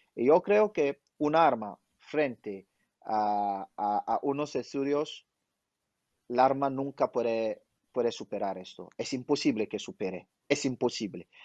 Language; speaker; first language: Spanish; non-native, fluent; French